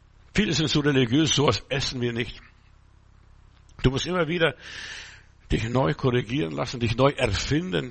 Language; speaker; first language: German; native; German